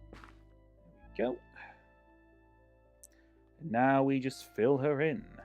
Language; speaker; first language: English; native; English